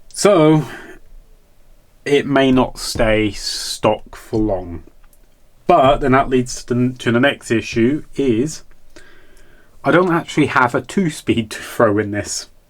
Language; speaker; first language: English; native; English